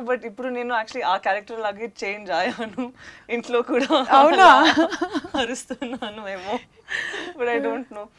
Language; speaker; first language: Telugu; non-native, learner; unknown